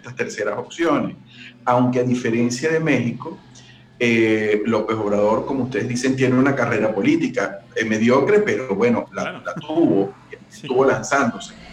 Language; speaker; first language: Spanish; native; Spanish